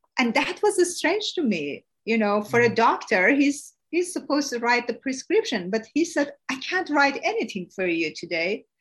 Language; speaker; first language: English; non-native, fluent; Persian